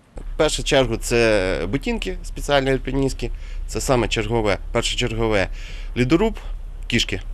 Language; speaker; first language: Ukrainian; native; Ukrainian